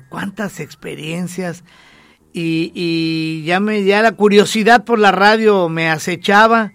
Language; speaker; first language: Spanish; native; Spanish